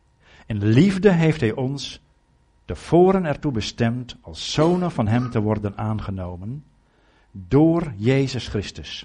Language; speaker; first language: Dutch; native; Dutch